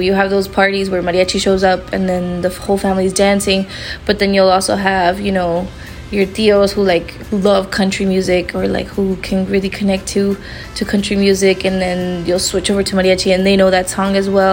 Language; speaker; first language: English; native; English